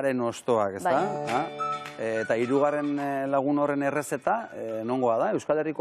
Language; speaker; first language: Basque; native; Basque